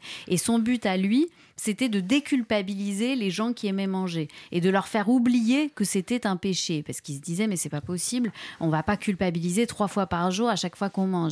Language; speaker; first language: French; native; French